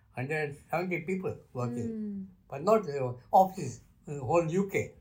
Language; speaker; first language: English; non-native, local second language; Luo (Kenya and Tanzania)